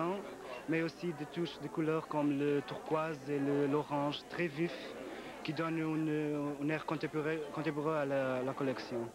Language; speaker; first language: French; non-native, fluent; Portuguese